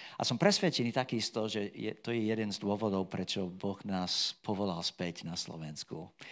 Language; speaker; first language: Slovak; non-native, fluent; English